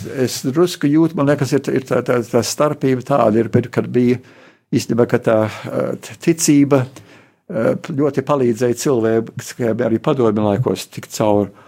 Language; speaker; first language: Latvian; early bilingual, heritage; Latvian